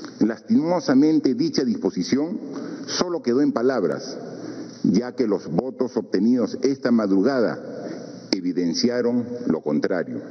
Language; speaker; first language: Spanish; native; Spanish